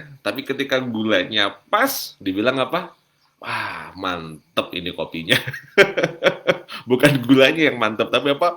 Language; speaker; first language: Indonesian; native; Indonesian